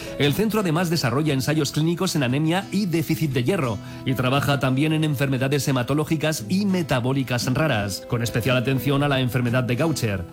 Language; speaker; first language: Spanish; native; Spanish